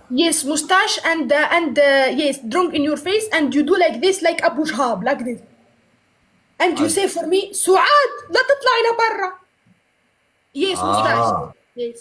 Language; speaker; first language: English; non-native, learner; Arabic